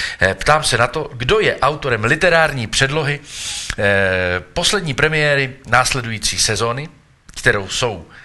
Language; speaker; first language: Czech; native; Czech